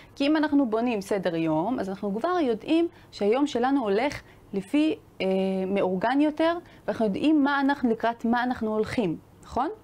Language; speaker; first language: Hebrew; native; Hebrew